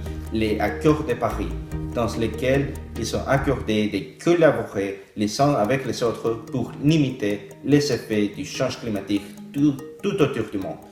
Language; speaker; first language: French; non-native, learner; English